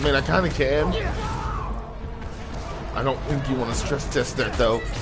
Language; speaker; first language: English; native; English